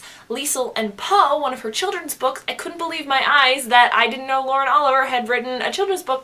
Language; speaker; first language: English; native; English